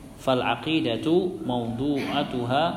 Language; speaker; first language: Arabic; non-native, fluent; Indonesian